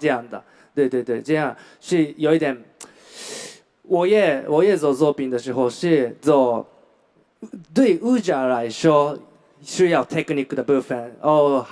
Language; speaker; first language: Chinese; non-native, learner; Japanese